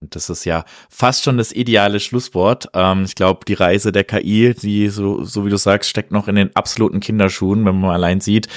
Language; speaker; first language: German; native; German